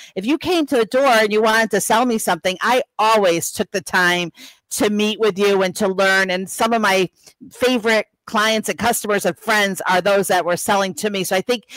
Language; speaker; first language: English; native; English